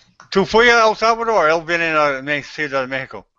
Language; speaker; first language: Spanish; non-native, learner; English